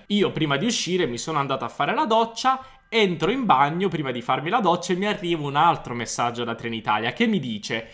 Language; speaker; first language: Italian; native; Italian